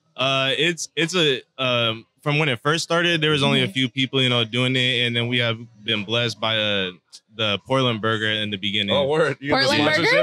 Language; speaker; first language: English; native; English